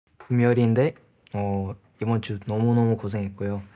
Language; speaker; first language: Korean; early bilingual, heritage; English